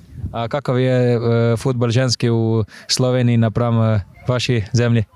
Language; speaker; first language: Slovenian; native; Slovenian